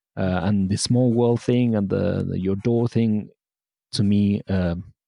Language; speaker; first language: English; non-native, fluent; Spanish